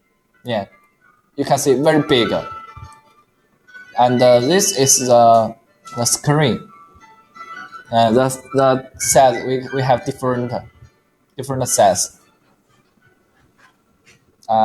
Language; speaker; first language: English; non-native, learner; Chinese